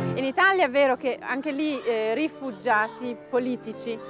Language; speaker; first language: Italian; non-native, fluent; Danish